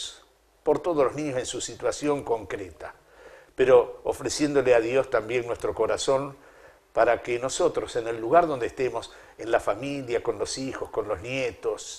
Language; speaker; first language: Spanish; native; Spanish